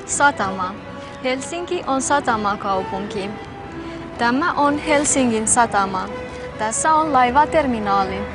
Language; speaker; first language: Finnish; non-native, fluent; Albanian